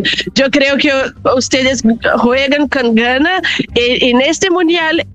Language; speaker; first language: Spanish; non-native, fluent; Portuguese